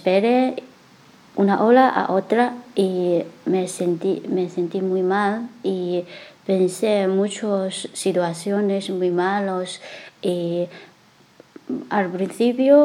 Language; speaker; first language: Spanish; non-native, learner; Chinese